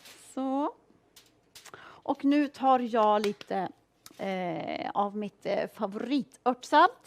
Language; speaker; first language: Swedish; native; Swedish